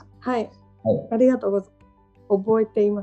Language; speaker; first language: Japanese; non-native, learner; Georgian